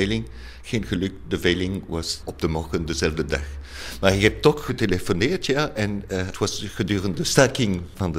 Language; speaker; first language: Dutch; non-native, learner; French